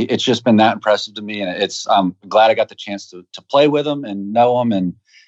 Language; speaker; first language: English; native; English